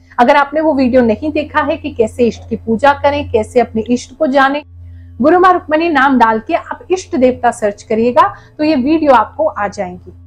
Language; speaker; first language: Hindi; native; Hindi